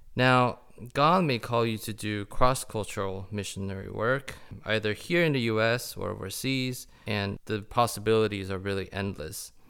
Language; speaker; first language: English; early bilingual, other home language; Chinese